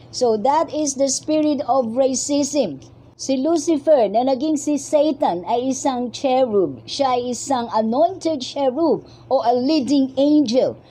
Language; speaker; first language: Filipino; native; Filipino